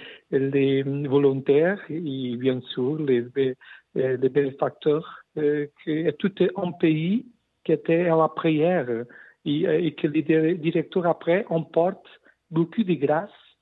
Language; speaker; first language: French; non-native, learner; Portuguese